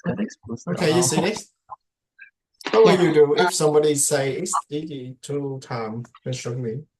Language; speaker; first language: English; non-native, learner; Indonesian